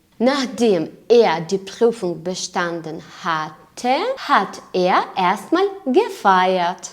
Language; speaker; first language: German; non-native, fluent; Ukrainian